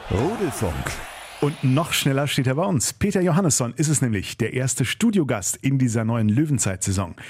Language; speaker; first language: German; native; German